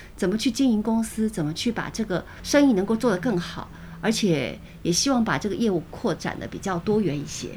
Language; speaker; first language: Chinese; native; Chinese